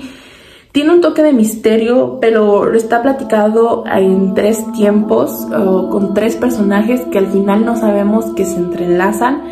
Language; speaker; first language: Spanish; native; Spanish